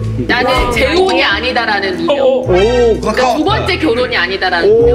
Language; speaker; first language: Korean; native; Korean